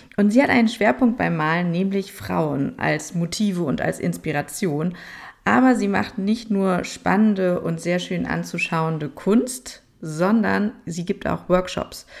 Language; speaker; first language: German; native; German